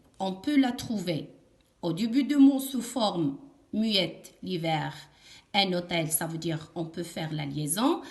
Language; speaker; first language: French; non-native, local second language; Arabic